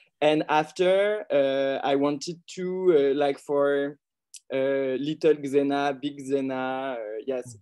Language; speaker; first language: English; non-native, learner; French